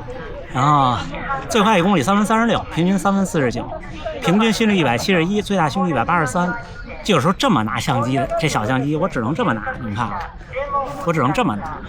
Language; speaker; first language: Chinese; native; Chinese